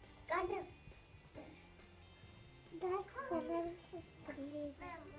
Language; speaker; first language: Spanish; non-native, local second language; Galician